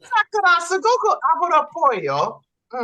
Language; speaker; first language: Japanese; non-native, learner; English